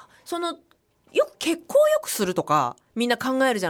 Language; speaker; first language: Japanese; native; Japanese